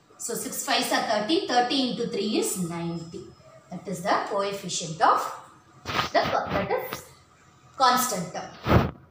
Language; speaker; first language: English; non-native, local second language; Tamil